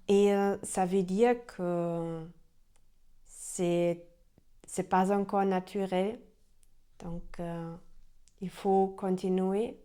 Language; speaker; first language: French; non-native, learner; German